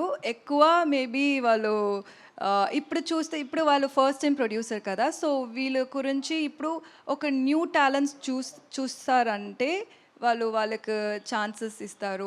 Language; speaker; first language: Telugu; non-native, learner; Tamil